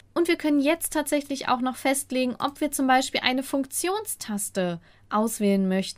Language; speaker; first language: German; native; German